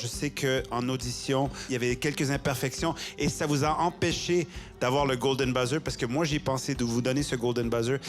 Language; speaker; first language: French; native; French